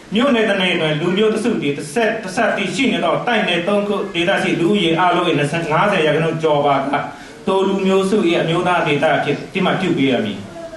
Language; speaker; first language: Burmese; non-native, local second language; Mon